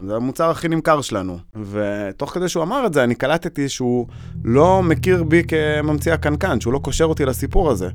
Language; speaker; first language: Hebrew; native; Hebrew